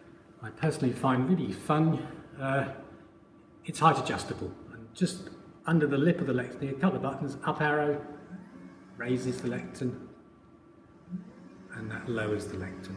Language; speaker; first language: English; native; English